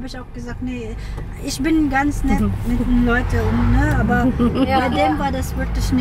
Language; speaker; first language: German; non-native, fluent; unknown